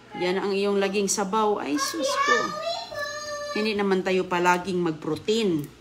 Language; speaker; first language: Filipino; non-native, local second language; Cebuano